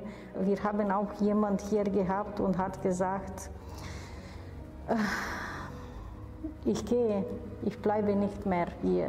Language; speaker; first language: German; non-native, fluent; Romanian